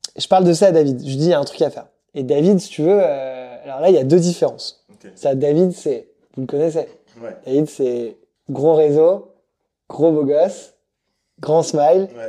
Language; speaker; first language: French; native; French